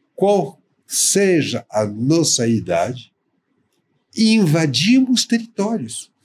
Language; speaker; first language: Portuguese; non-native, fluent; French